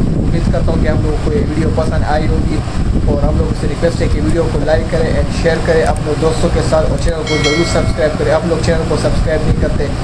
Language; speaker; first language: Urdu; non-native, local second language; Pashto